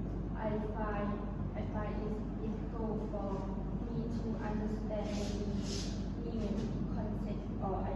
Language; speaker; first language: English; non-native, learner; Lao